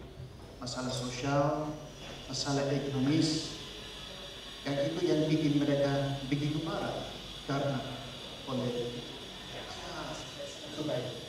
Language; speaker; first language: Indonesian; non-native, fluent; Dutch